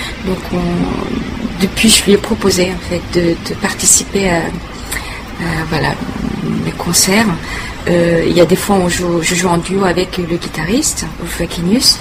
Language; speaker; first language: French; non-native, fluent; Korean